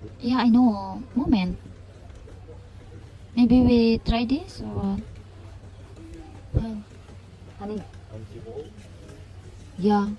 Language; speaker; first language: English; non-native, learner; Filipino